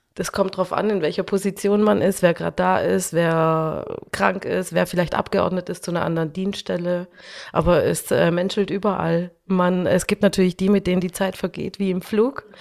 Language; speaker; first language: German; early bilingual, other home language; Hungarian